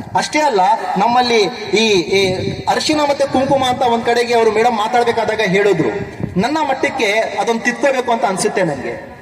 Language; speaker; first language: Kannada; non-native, local second language; Urdu